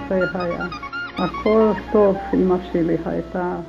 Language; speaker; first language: Hebrew; non-native, learner; Hungarian